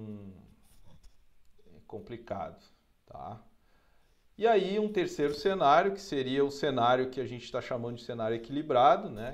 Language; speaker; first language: Portuguese; native; Portuguese